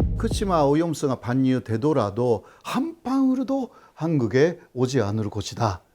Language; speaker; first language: Korean; non-native, fluent; Japanese